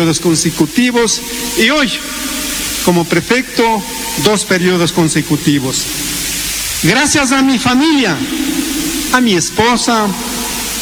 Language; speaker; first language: Spanish; native; Spanish